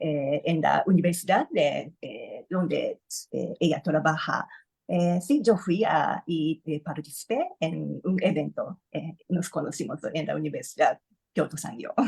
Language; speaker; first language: Spanish; non-native, learner; Japanese